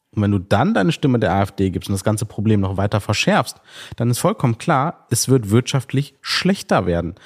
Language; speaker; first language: German; early bilingual, other home language; Sinhala